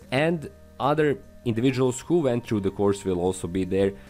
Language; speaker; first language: English; non-native, fluent; Serbian